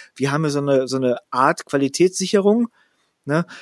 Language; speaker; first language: German; native; German